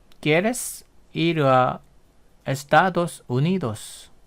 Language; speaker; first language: Spanish; non-native, fluent; Korean